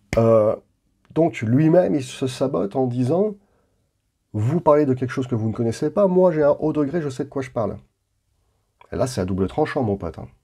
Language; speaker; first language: French; native; French